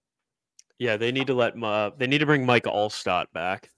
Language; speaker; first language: English; native; English